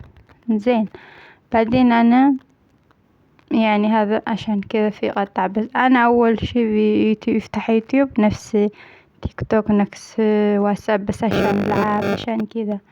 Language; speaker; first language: Arabic; non-native, learner; Amharic